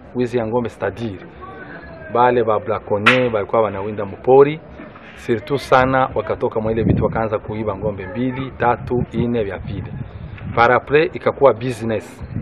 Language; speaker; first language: Swahili; non-native, local second language; Kinyarwanda